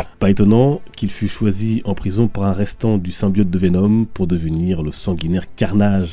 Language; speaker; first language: French; native; French